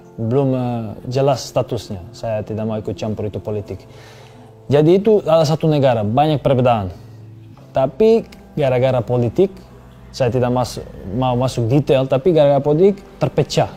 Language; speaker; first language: Indonesian; non-native, fluent; Serbian